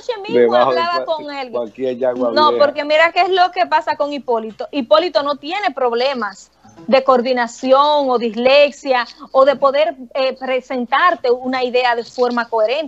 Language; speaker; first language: Spanish; native; Spanish